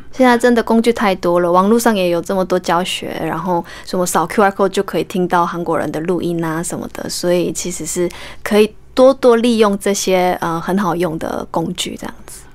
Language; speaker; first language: Chinese; non-native, fluent; Korean